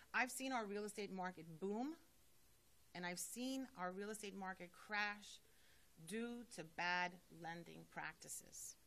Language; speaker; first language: English; early bilingual, other home language; Spanish